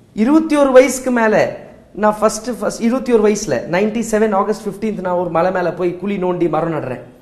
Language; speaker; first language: Tamil; non-native, local second language; Marwari